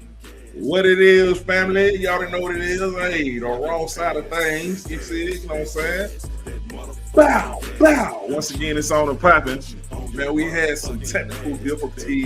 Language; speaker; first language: English; native; English